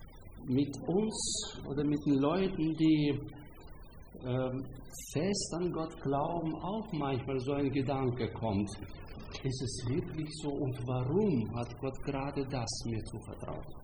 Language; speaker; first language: German; non-native, fluent; Hungarian